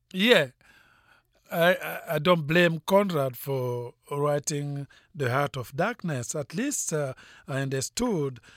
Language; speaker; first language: English; non-native, fluent; French